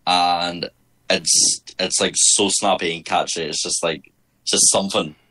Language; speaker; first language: English; native; English